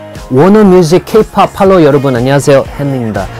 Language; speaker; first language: Korean; non-native, fluent; English